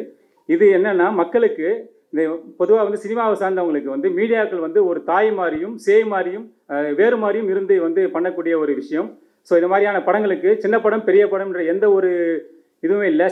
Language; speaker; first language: Tamil; native; Tamil